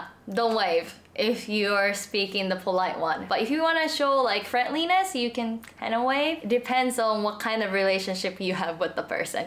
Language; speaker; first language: English; non-native, fluent; Japanese